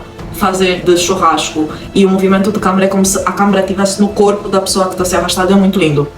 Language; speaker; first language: Portuguese; native; Portuguese